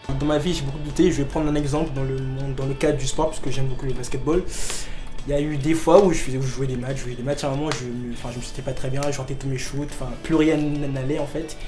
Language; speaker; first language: French; early bilingual, other home language; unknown